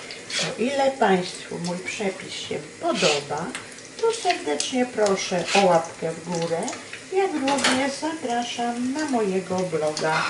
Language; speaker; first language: Polish; native; Polish